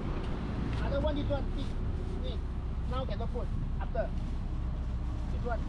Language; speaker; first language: English; non-native, local second language; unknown